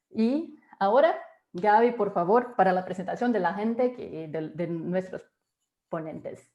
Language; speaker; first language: Spanish; non-native, fluent; Portuguese